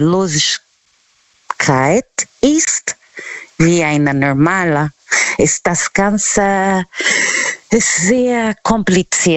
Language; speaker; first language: German; non-native, fluent; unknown